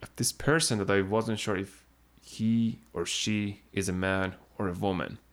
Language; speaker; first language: English; non-native, fluent; Persian